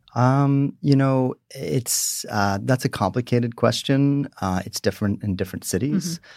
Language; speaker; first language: English; early bilingual, other home language; Swedish